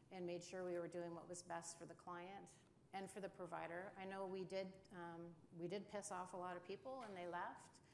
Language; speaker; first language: English; native; English